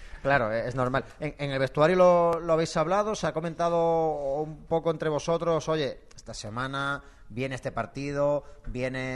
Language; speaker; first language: Spanish; native; Spanish